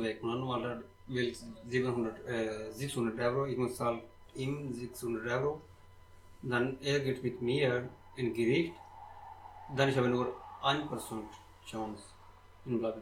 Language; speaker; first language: German; non-native, learner; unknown